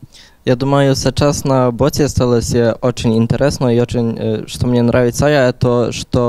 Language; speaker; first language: Russian; non-native, learner; Polish